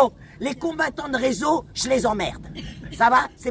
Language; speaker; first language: French; native; French